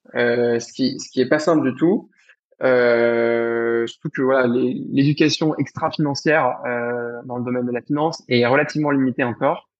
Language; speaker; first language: French; native; French